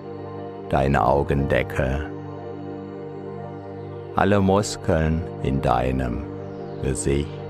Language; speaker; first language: German; native; German